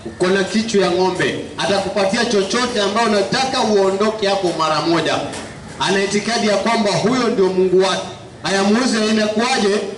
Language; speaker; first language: Swahili; native; Swahili